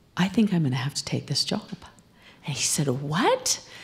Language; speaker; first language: English; native; English